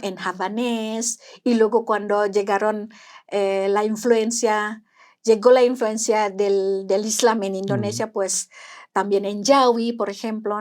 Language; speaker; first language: Spanish; non-native, fluent; Indonesian